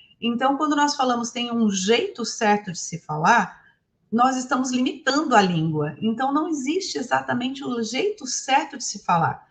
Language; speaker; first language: Portuguese; native; Portuguese